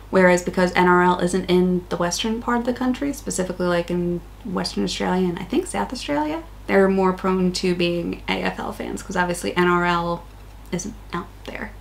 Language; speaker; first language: English; native; English